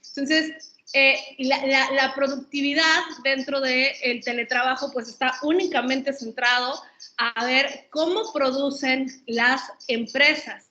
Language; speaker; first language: Spanish; native; Spanish